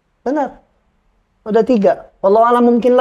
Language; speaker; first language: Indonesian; non-native, fluent; Arabic